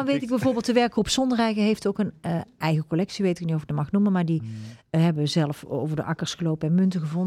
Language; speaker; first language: Dutch; native; Dutch